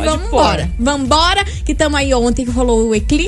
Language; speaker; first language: Portuguese; native; Portuguese